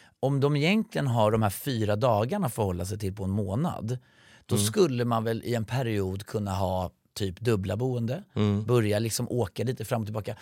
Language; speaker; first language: Swedish; native; Swedish